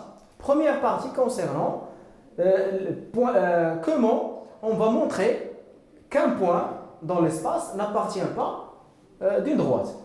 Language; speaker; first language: French; non-native, local second language; Arabic